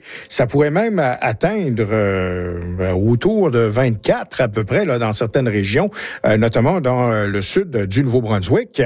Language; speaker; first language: French; native; French